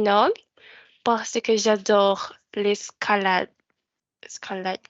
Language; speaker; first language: French; non-native, learner; Portuguese